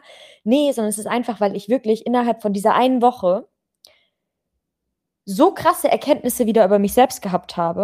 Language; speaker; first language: German; native; German